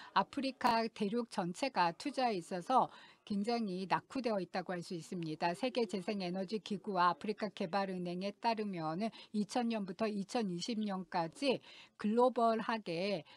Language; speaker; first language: Korean; non-native, fluent; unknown